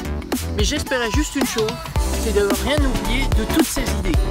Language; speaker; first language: French; native; French